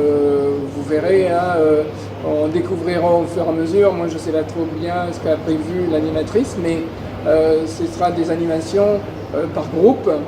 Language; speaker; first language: French; native; French